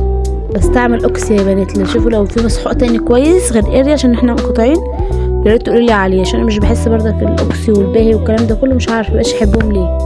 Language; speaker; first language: Arabic; native; Arabic